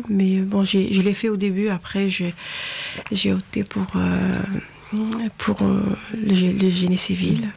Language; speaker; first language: French; non-native, local second language; Arabic